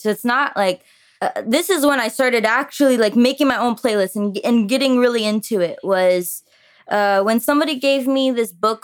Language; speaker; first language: English; early bilingual, other home language; French